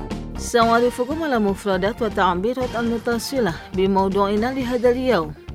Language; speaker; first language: Arabic; non-native, fluent; Indonesian